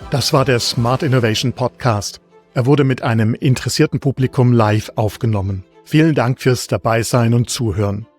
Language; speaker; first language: German; native; German